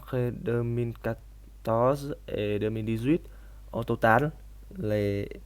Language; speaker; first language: French; non-native, learner; Vietnamese